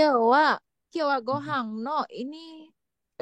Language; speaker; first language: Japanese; non-native, learner; Indonesian